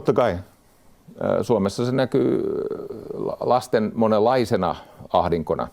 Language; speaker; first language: Finnish; native; Finnish